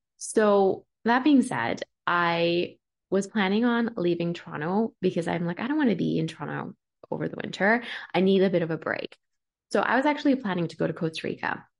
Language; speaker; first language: English; early bilingual, other home language; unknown